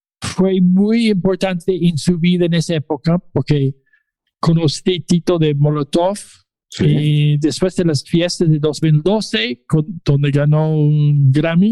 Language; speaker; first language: Spanish; non-native, fluent; English